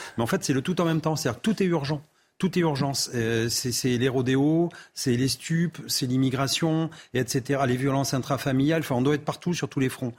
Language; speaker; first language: French; native; French